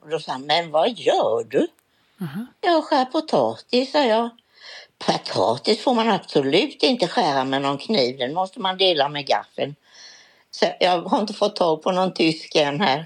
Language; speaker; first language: Swedish; native; Swedish